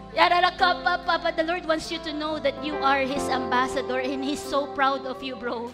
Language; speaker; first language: English; non-native, local second language; Filipino